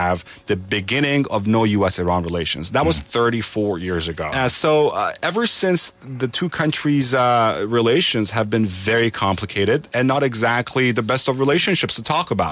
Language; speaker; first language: English; non-native, fluent; Persian